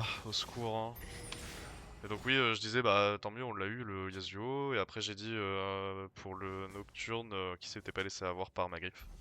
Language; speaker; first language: French; native; French